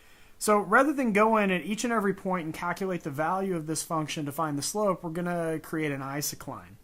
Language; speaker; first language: English; native; English